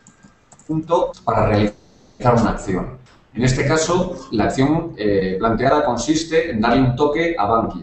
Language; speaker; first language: Spanish; native; Spanish